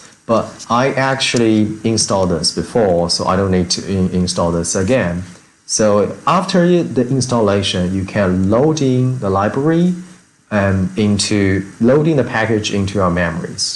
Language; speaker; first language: English; non-native, fluent; Chinese